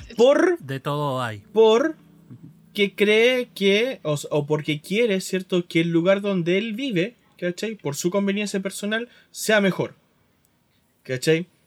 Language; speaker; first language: Spanish; native; Spanish